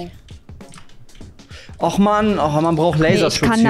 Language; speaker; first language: German; native; German